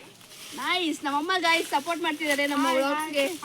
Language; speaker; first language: Kannada; native; Kannada